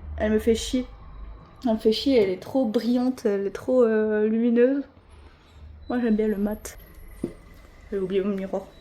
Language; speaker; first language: French; native; French